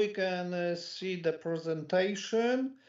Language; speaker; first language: English; non-native, learner; Polish